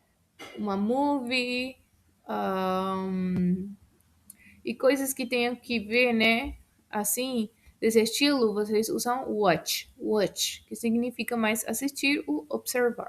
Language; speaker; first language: Portuguese; non-native, fluent; Spanish